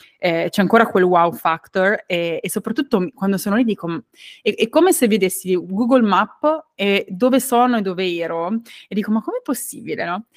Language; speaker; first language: Italian; native; Italian